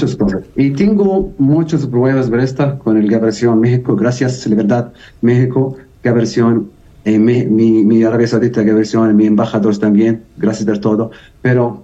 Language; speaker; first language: Spanish; non-native, learner; Arabic